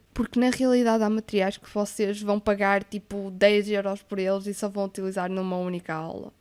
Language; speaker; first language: Portuguese; native; Portuguese